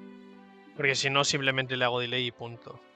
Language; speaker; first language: Spanish; native; Spanish